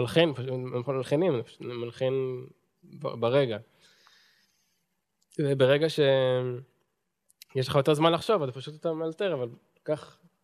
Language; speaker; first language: Hebrew; native; Hebrew